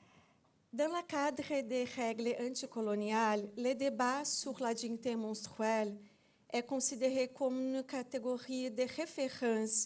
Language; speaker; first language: French; non-native, fluent; Portuguese